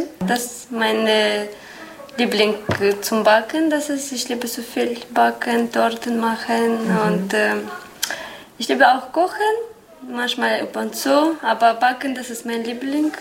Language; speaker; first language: German; non-native, learner; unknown